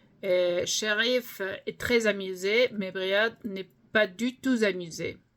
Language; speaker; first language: French; non-native, fluent; English